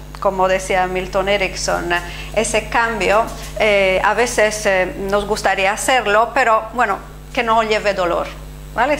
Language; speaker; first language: Spanish; non-native, fluent; Italian